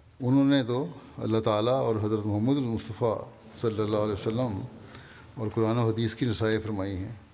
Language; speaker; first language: Urdu; native; Urdu